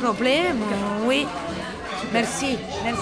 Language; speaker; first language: French; non-native, learner; Romanian